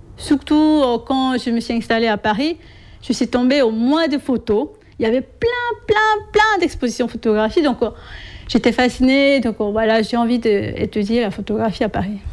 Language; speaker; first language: French; non-native, fluent; Korean